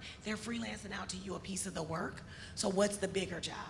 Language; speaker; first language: English; native; English